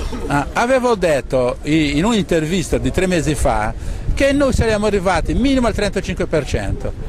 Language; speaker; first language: Italian; non-native, local second language; Sardinian